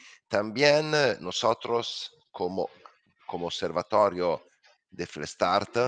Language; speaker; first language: Spanish; non-native, learner; Italian